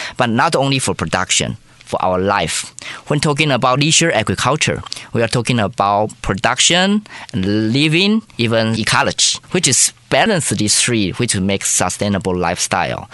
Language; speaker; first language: English; non-native, fluent; Chinese